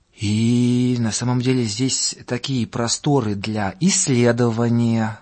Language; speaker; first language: Russian; non-native, local second language; Latvian